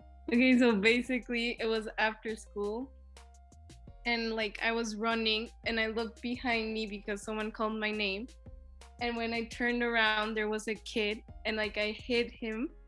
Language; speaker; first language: English; early bilingual, other home language; Spanish